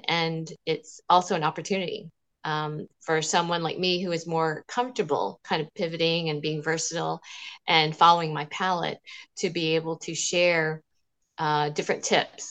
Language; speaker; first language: English; native; English